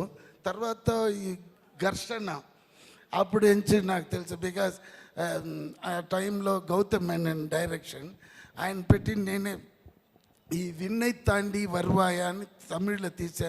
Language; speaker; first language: Telugu; non-native, learner; Tamil